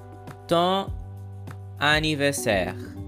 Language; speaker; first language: French; non-native, fluent; Portuguese